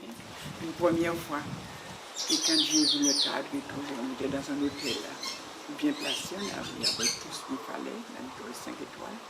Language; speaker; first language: French; non-native, local second language; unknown